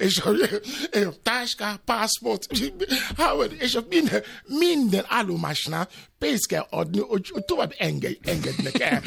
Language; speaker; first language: Hungarian; non-native, fluent; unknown